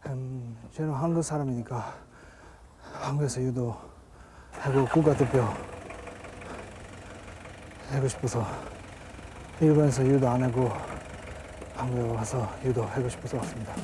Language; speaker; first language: Korean; early bilingual, heritage; Japanese